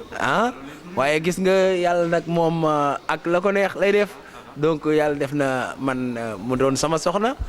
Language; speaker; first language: Wolof; native; Wolof